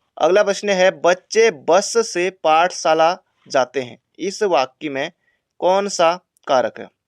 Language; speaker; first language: Hindi; native; Hindi